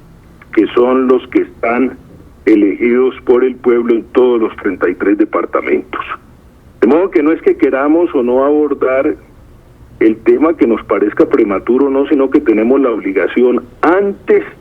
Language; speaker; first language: Spanish; native; Spanish